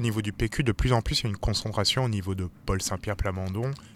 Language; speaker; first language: French; native; French